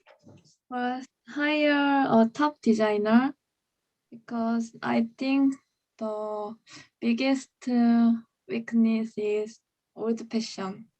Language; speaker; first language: English; non-native, learner; Korean